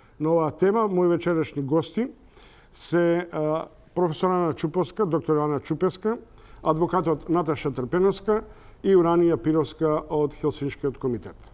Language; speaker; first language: Macedonian; native; Macedonian